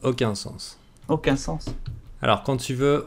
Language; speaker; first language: French; native; French